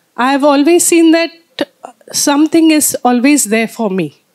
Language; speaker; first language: English; non-native, local second language; Marathi